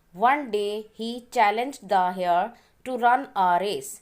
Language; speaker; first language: English; non-native, local second language; Urdu